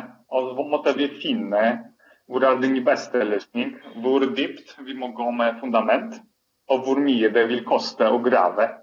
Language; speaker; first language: Norwegian; non-native, fluent; Polish